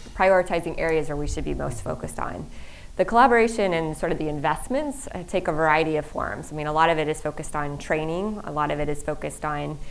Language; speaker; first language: English; native; English